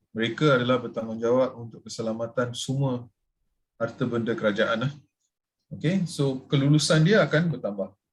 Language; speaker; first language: Malay; non-native, local second language; Tamil